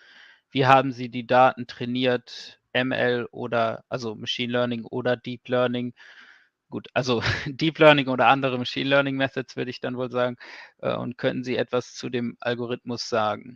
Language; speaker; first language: German; native; German